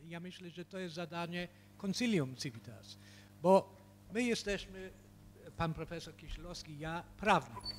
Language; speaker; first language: Polish; early bilingual, heritage; Polish